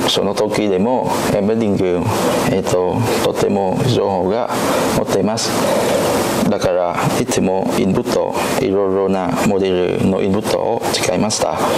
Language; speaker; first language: Japanese; non-native, learner; Vietnamese